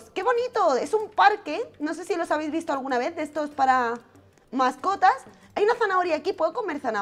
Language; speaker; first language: Spanish; native; Spanish